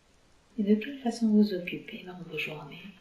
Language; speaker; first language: French; native; French